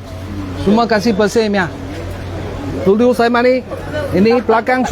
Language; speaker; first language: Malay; non-native, local second language; Cantonese